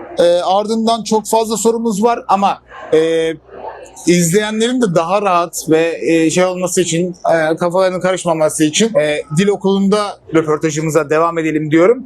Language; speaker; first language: Turkish; native; Turkish